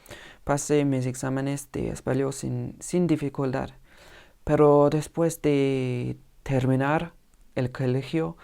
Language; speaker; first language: Spanish; non-native, fluent; English